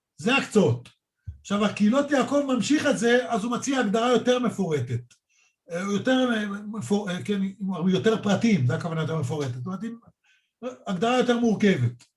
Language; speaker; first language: Hebrew; native; Hebrew